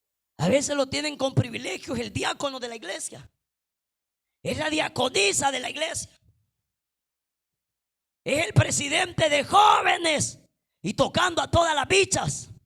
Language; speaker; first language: Spanish; native; Spanish